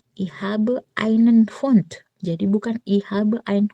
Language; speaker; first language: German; non-native, fluent; Indonesian